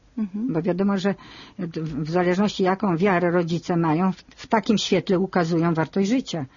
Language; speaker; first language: Polish; native; Polish